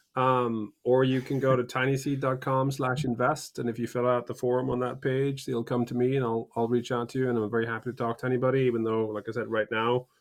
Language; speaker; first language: English; early bilingual, other home language; Norwegian